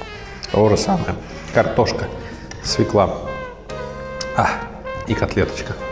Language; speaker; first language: Russian; native; Russian